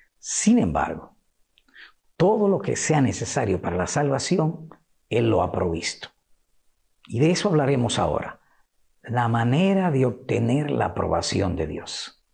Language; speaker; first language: Spanish; native; Spanish